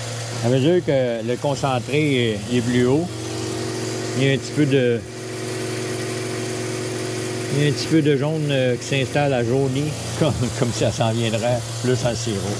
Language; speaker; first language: French; native; French